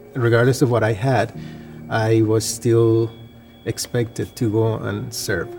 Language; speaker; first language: English; non-native, fluent; Spanish